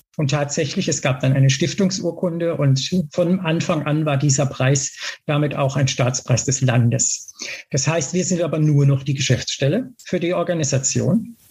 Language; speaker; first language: German; native; German